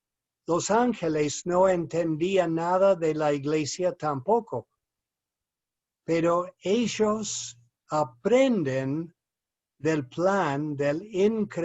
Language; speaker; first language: Spanish; non-native, fluent; English